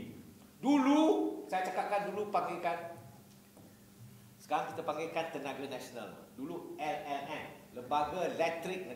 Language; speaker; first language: Malay; native; Malay